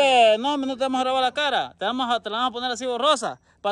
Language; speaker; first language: Spanish; native; Spanish